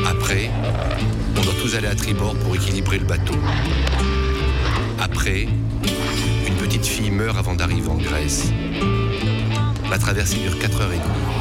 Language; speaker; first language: French; non-native, learner; Arabic